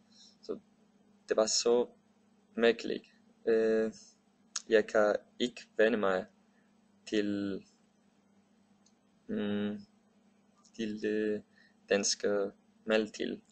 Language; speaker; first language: Danish; non-native, learner; Spanish